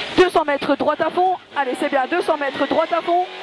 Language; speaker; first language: French; native; French